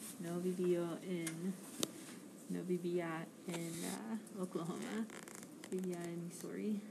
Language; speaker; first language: Spanish; non-native, learner; English